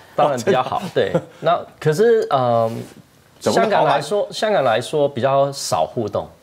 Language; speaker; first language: Chinese; non-native, fluent; Cantonese